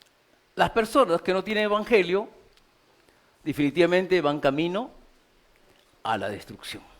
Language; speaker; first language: Spanish; native; Spanish